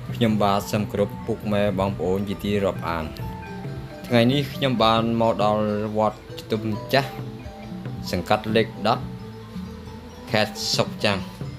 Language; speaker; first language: Khmer; non-native, local second language; Vietnamese